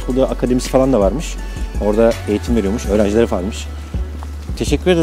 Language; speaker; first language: Turkish; native; Turkish